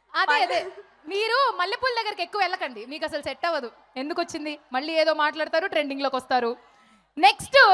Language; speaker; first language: Telugu; native; Telugu